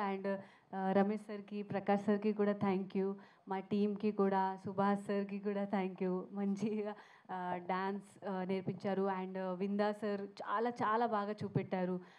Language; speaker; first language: Telugu; non-native, fluent; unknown